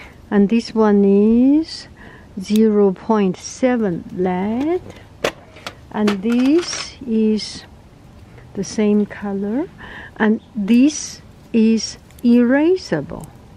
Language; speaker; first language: English; non-native, fluent; Chinese